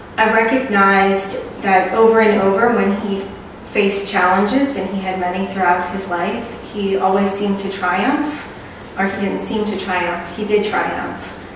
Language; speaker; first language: English; native; English